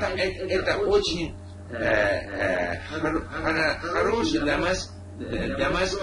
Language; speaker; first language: Russian; non-native, learner; English